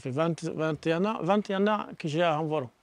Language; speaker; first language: French; non-native, learner; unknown